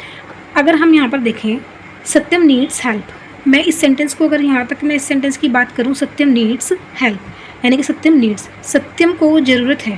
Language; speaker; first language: Hindi; native; Hindi